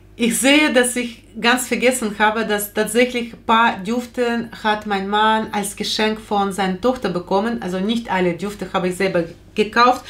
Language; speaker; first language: German; non-native, fluent; Russian